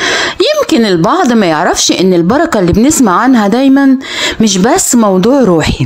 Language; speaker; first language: Arabic; native; Arabic